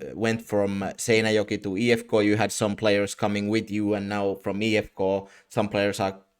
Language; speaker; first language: English; non-native, fluent; Finnish